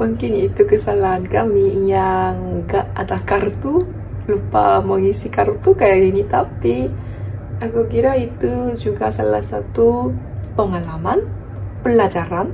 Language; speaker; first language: Indonesian; non-native, fluent; Korean